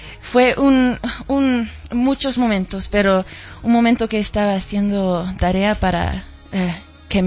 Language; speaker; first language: Spanish; early bilingual, heritage; English